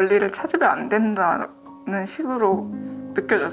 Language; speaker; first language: Korean; early bilingual, other home language; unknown